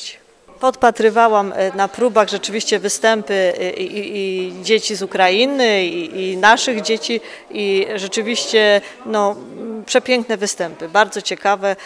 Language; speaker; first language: Polish; native; Polish